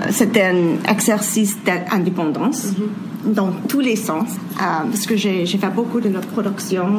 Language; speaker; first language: French; non-native, fluent; English